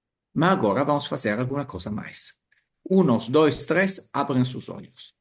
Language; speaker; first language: Portuguese; non-native, learner; Italian